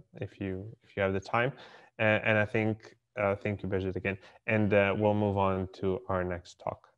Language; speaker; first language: English; non-native, fluent; Hebrew